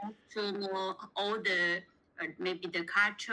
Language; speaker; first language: English; non-native, learner; Chinese